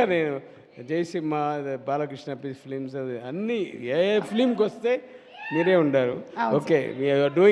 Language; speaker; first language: Telugu; non-native, learner; Tamil